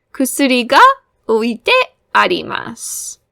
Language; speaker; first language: Japanese; non-native, fluent; English